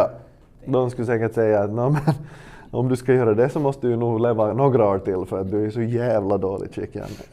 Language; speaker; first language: Swedish; native; Swedish